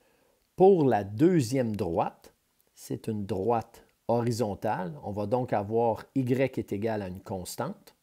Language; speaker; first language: French; native; French